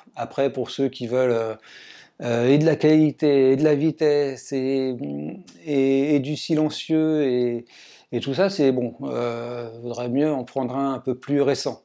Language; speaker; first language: French; native; French